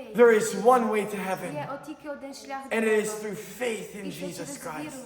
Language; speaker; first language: English; native; English